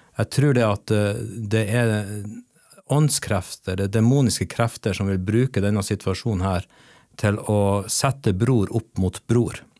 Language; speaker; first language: Norwegian; native; Norwegian